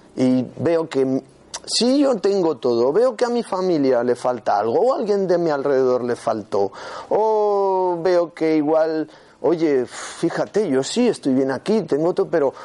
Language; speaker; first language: Spanish; native; Spanish